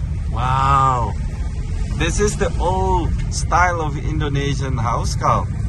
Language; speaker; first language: English; non-native, fluent; Indonesian